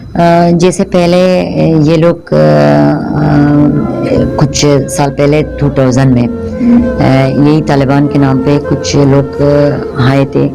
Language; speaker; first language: Hindi; non-native, fluent; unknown